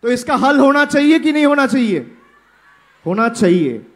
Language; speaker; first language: Hindi; non-native, local second language; Bangla